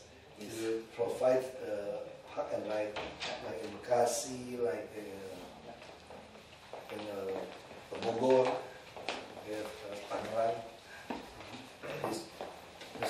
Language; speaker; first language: English; non-native, learner; Indonesian